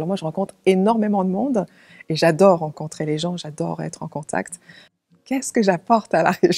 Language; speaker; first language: French; native; French